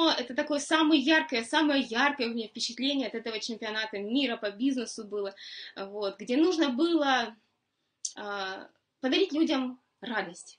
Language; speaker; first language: Russian; native; Russian